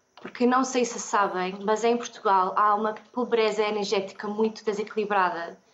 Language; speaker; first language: Portuguese; non-native, fluent; English